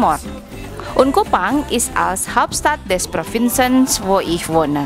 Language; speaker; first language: German; non-native, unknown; Indonesian